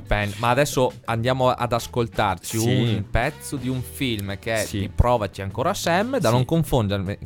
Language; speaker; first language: Italian; native; Italian